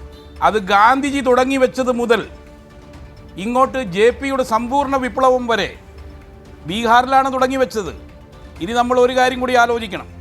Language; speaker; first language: Malayalam; native; Malayalam